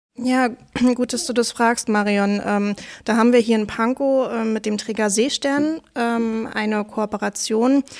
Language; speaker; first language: German; native; German